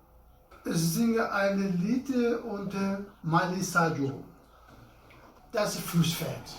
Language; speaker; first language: German; non-native, learner; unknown